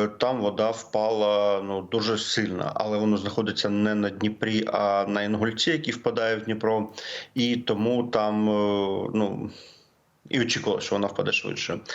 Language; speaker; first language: Ukrainian; native; Ukrainian